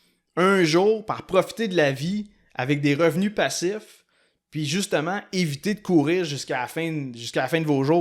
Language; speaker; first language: French; native; French